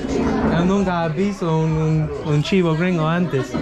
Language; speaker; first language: Spanish; non-native, learner; English